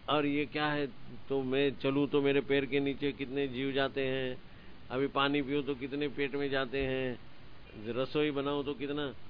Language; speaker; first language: Hindi; non-native, local second language; Gujarati